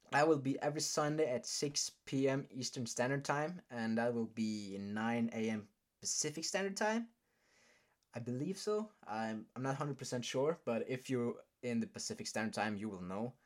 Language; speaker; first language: English; non-native, fluent; Norwegian